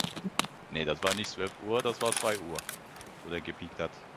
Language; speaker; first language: German; native; German